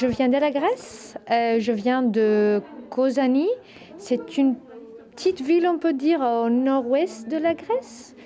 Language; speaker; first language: French; non-native, learner; Greek